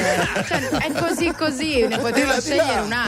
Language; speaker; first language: Italian; native; Italian